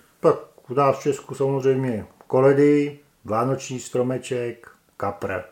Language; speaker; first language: Czech; native; Czech